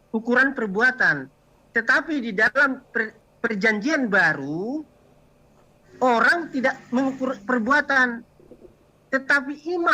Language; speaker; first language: Indonesian; native; Indonesian